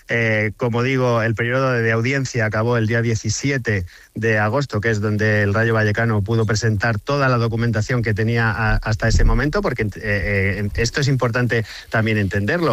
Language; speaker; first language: Spanish; native; Spanish